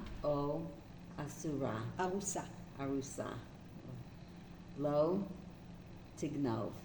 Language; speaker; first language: Hebrew; non-native, learner; English